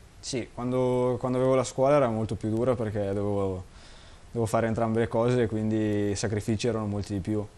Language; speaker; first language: Italian; native; Italian